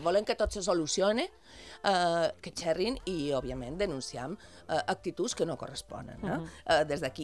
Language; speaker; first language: Catalan; native; Catalan